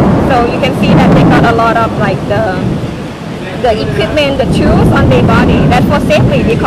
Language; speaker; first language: English; non-native, learner; Thai